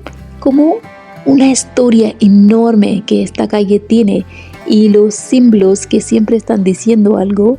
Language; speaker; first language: Spanish; non-native, fluent; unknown